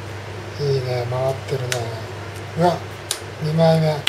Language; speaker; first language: Japanese; native; Japanese